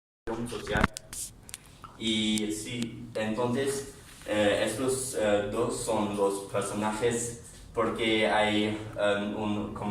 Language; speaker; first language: Spanish; non-native, learner; English